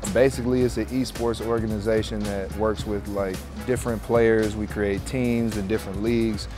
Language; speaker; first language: English; native; English